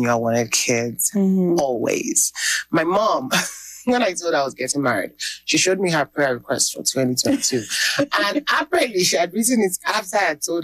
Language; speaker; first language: English; non-native, local second language; Igbo